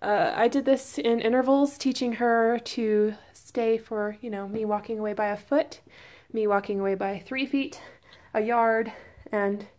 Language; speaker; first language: English; native; English